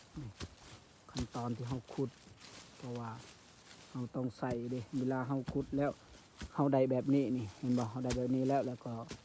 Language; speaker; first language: Lao; non-native, local second language; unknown